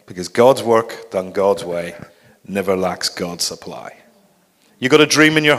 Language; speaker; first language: English; native; English